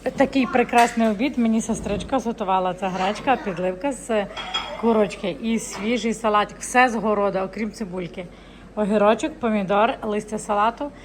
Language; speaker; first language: Ukrainian; native; Ukrainian